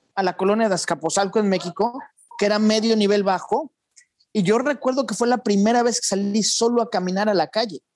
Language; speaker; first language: Spanish; native; Spanish